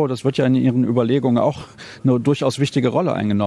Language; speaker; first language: German; native; German